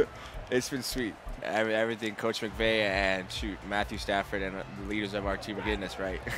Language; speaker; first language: English; native; English